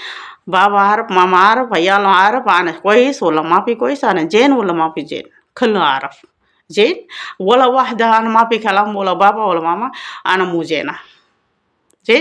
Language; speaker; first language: Arabic; non-native, learner; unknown